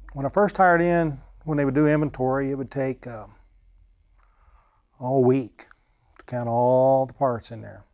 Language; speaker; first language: English; native; English